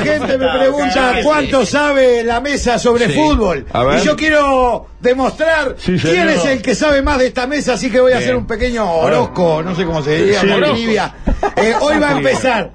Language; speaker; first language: Spanish; native; Spanish